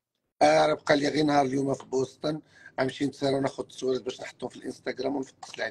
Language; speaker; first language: Arabic; native; Arabic